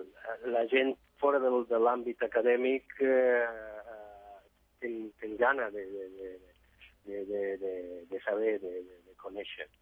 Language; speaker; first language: Catalan; non-native, fluent; Italian